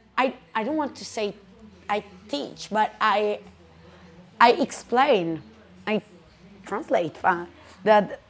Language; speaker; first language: English; non-native, fluent; Italian